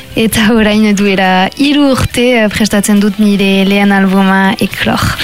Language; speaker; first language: Basque; non-native, local second language; French